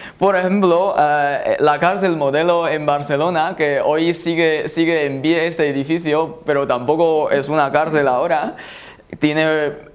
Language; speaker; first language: Spanish; non-native, fluent; Chinese